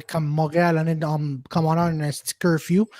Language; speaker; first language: French; non-native, local second language; English